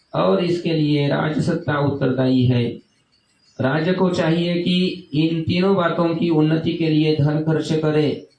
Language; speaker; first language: Hindi; non-native, local second language; Marathi